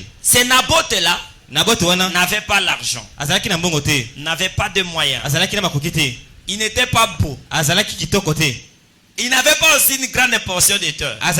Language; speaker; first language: Haitian Creole; non-native, local second language; Lingala